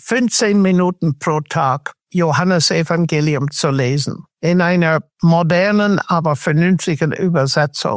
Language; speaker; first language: German; non-native, fluent; English